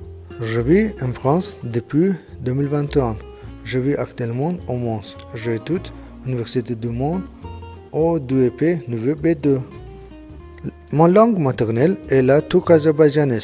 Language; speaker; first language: French; non-native, learner; Azerbaijani